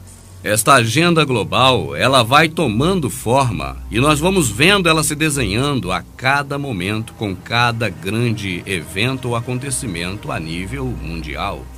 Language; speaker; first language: Portuguese; native; Portuguese